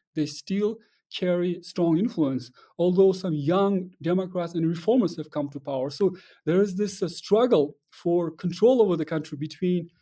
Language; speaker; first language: English; non-native, fluent; Russian